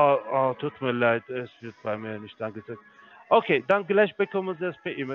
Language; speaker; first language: German; non-native, fluent; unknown